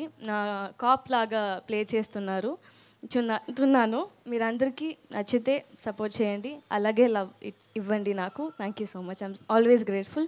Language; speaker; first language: Telugu; non-native, learner; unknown